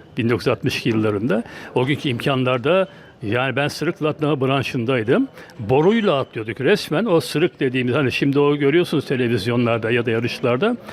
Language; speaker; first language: Turkish; native; Turkish